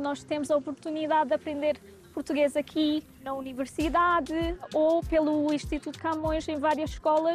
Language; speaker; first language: Portuguese; early bilingual, heritage; English